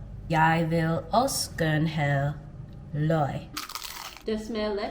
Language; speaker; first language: Danish; non-native, learner; English